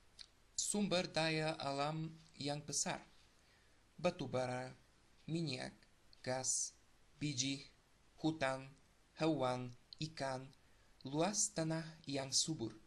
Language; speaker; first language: Indonesian; non-native, learner; Bulgarian